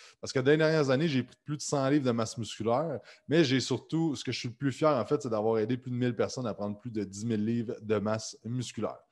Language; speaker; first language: French; native; French